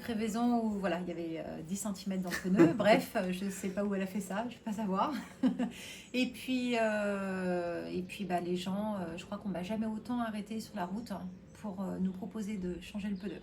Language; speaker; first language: French; native; French